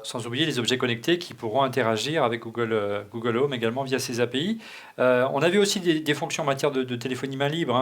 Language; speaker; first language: French; native; French